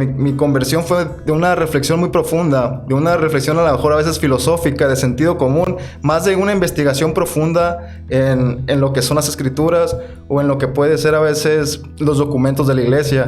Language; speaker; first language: Spanish; native; Spanish